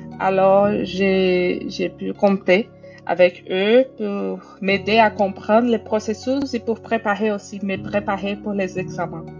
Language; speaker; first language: French; non-native, fluent; Portuguese